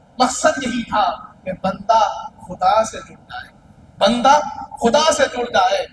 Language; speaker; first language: Urdu; native; Urdu